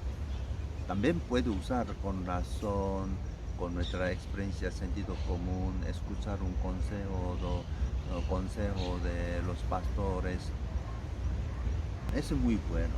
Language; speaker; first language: Spanish; non-native, learner; Korean